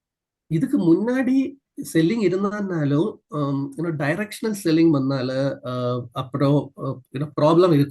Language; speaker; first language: Tamil; non-native, learner; Malayalam